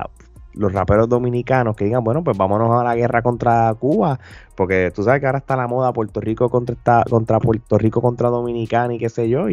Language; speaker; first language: Spanish; native; Spanish